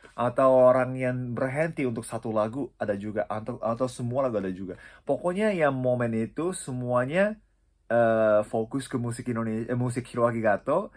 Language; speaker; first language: Indonesian; non-native, fluent; Japanese